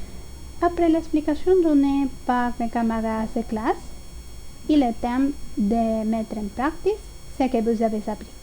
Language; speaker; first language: French; non-native, learner; Spanish